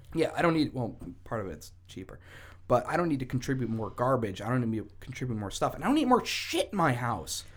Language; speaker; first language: English; native; English